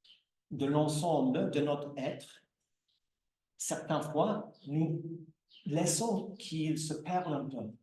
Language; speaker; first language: French; non-native, fluent; English